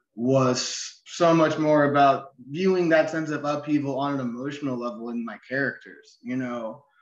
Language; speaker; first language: English; native; English